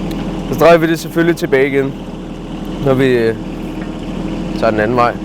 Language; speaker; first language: Danish; native; Danish